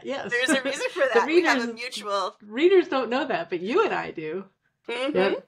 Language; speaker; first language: English; native; English